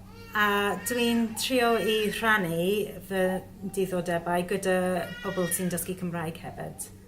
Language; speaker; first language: Welsh; non-native, learner; English